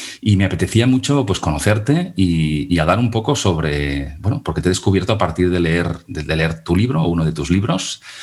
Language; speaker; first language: Spanish; non-native, local second language; Catalan